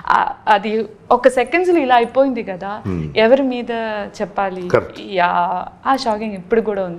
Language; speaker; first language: Telugu; non-native, learner; Malayalam